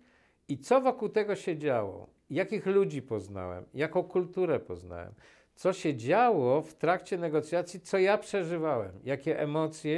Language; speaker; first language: Polish; native; Polish